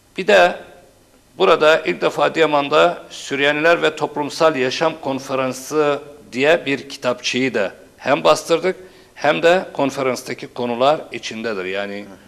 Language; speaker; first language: Turkish; non-native, local second language; Turoyo